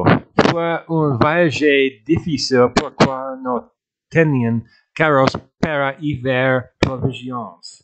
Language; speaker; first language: Spanish; non-native, learner; English